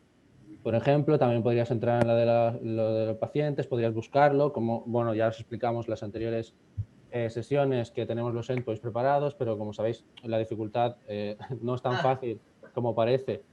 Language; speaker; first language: Spanish; native; Spanish